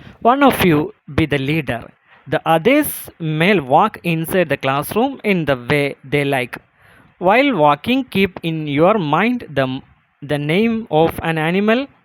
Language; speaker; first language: English; non-native, local second language; Malayalam